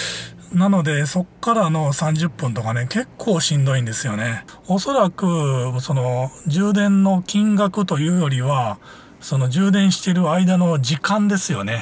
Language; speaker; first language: Japanese; native; Japanese